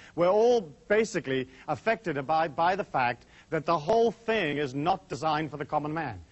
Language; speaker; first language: English; native; English